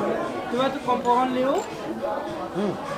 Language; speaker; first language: French; non-native, learner; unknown